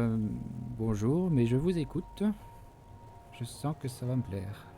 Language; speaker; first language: French; native; French